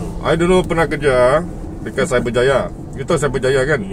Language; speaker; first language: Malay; non-native, local second language; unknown